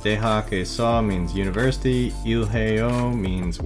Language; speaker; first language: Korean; non-native, learner; English